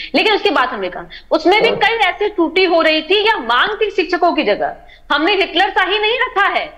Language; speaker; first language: Hindi; native; Hindi